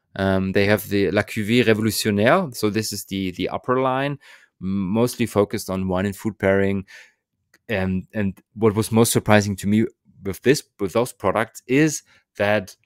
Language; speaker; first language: English; non-native, fluent; German